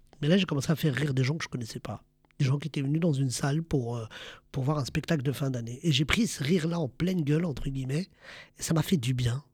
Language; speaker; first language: French; early bilingual, other home language; Arabic